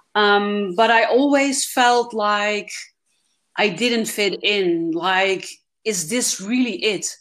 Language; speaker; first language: English; non-native, fluent; Dutch